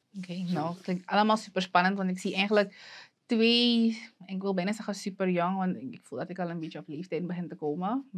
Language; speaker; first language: Dutch; native; Dutch